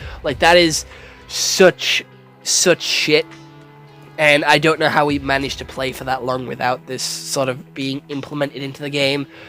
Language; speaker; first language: English; native; English